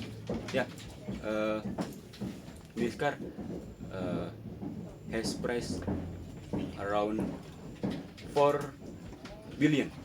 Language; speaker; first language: English; non-native, learner; Indonesian